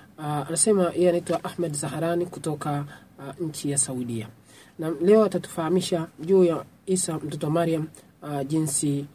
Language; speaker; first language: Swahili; native; Swahili